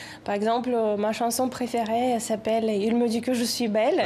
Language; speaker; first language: French; non-native, fluent; Ukrainian